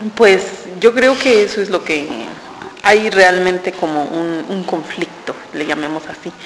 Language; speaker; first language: Spanish; non-native, local second language; Tzotzil